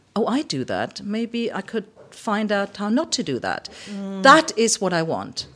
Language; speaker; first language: English; early bilingual, other home language; German